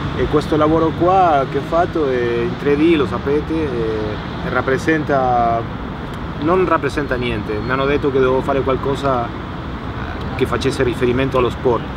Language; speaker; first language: Italian; non-native, fluent; Spanish